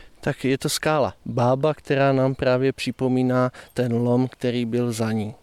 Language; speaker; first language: Czech; native; Czech